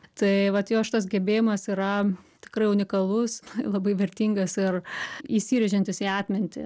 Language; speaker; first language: Lithuanian; native; Lithuanian